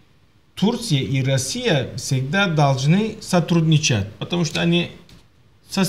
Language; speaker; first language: Russian; non-native, fluent; Turkish